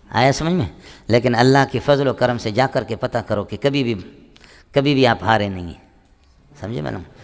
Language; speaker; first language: Urdu; non-native, local second language; Brahui